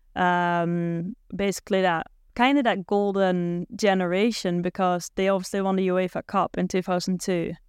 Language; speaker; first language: English; non-native, fluent; Dutch